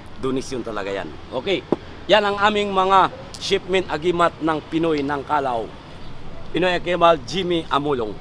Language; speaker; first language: Filipino; native; Filipino